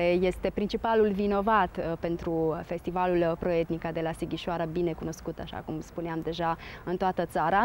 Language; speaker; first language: Romanian; native; Romanian